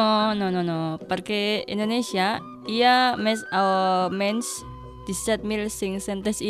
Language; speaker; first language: Catalan; non-native, learner; Indonesian